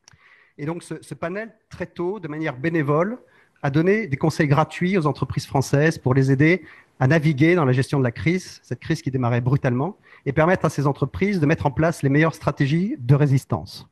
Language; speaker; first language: French; native; French